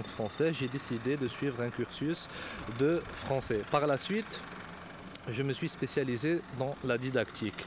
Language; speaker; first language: French; non-native, local second language; Arabic